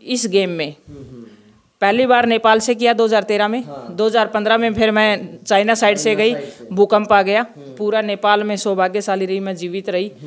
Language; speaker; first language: Hindi; native; Hindi